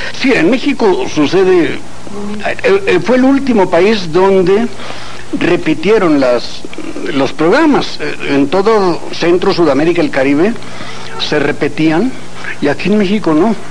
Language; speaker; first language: Portuguese; non-native, learner; Spanish